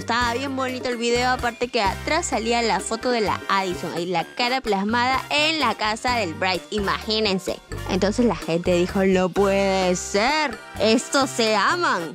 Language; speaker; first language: Spanish; native; Spanish